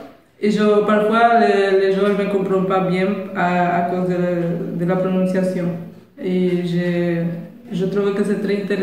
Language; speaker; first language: French; non-native, learner; Spanish